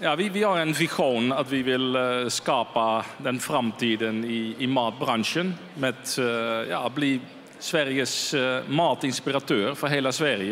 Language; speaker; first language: Swedish; non-native, fluent; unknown